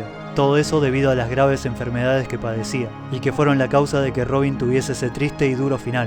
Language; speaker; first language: Spanish; native; Spanish